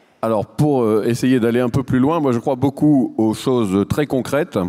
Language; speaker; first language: French; native; French